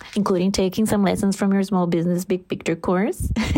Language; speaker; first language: English; non-native, fluent; Portuguese